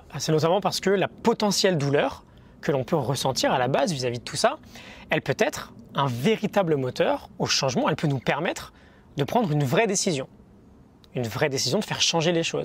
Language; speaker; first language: French; native; French